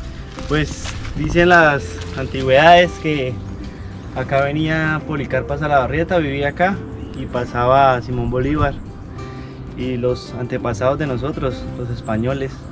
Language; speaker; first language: Spanish; native; Spanish